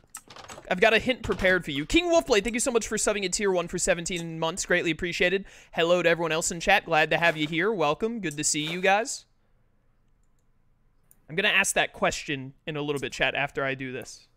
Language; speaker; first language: English; native; English